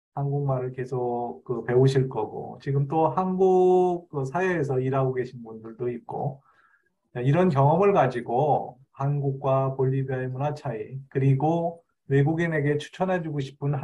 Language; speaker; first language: Korean; native; Korean